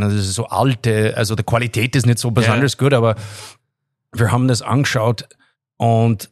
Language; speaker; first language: German; non-native, learner; English